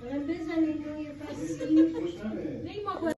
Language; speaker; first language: Persian; native; Persian